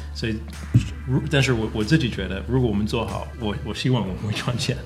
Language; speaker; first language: Chinese; non-native, fluent; English